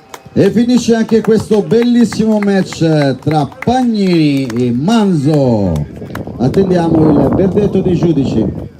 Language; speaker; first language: Italian; native; Italian